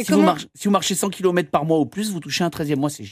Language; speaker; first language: French; native; French